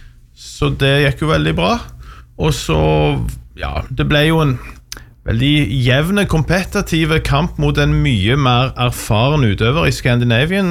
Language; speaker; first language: Norwegian; native; Norwegian